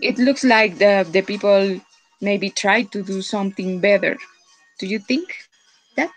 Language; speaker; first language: English; non-native, fluent; Spanish